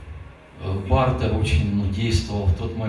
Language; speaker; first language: Russian; native; Russian